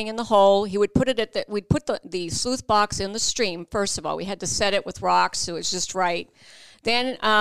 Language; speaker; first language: English; native; English